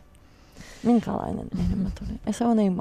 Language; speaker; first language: Finnish; non-native, learner; Russian